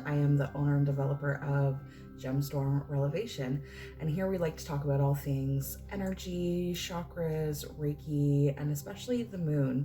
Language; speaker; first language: English; native; English